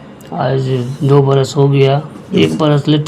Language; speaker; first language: Hindi; non-native, local second language; Bangla